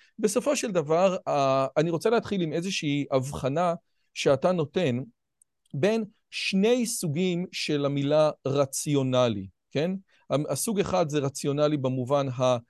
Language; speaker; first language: Hebrew; native; Hebrew